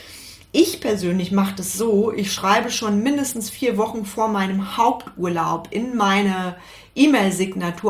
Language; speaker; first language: German; native; German